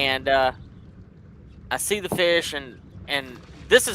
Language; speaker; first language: English; native; English